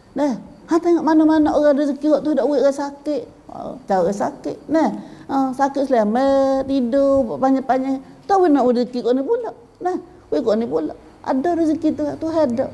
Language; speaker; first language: Malay; native; Malay